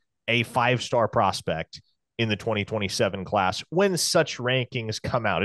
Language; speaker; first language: English; native; English